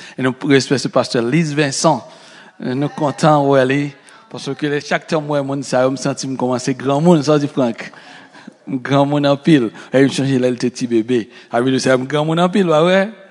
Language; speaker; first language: French; native; French